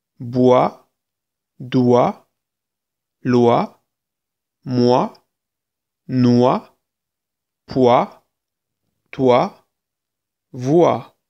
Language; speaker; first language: French; native; French